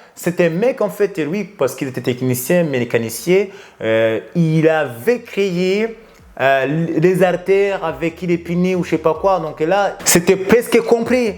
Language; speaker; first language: French; non-native, local second language; Kinyarwanda